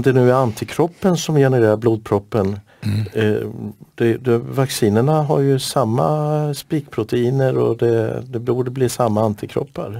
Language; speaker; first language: Swedish; native; Swedish